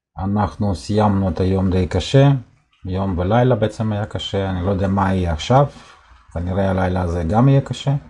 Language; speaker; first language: Hebrew; non-native, fluent; Russian